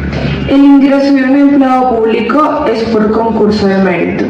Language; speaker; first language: Spanish; native; Spanish